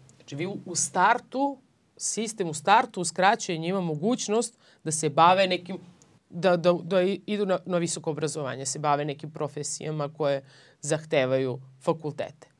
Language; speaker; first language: Serbian; native; Serbian